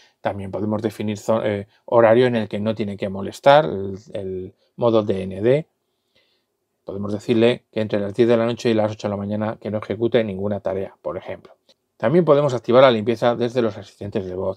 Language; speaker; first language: Spanish; native; Spanish